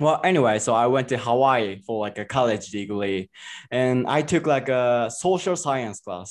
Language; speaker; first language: English; non-native, fluent; Japanese